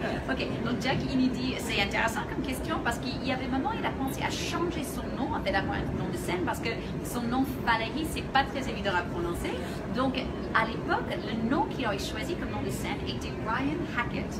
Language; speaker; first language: French; native; French